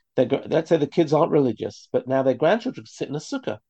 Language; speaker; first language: English; native; English